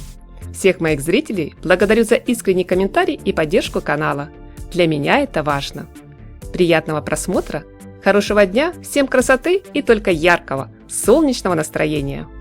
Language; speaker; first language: Russian; native; Russian